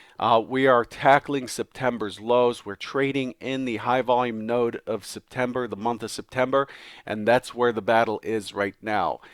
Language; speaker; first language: English; native; English